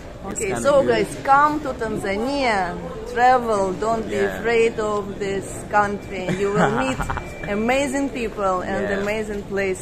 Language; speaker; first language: English; non-native, fluent; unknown